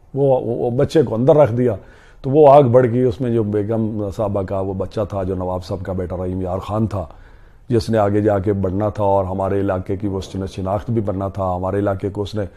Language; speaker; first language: Urdu; non-native, local second language; Punjabi